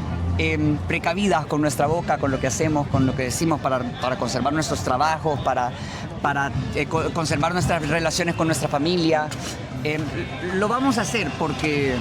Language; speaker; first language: Spanish; native; Spanish